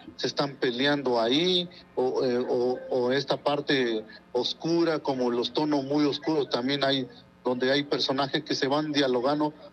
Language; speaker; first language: Spanish; non-native, local second language; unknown